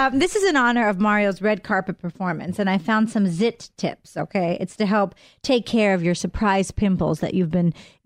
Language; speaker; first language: English; native; English